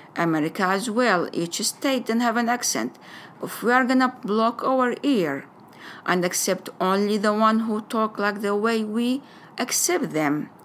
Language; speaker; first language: English; non-native, fluent; Arabic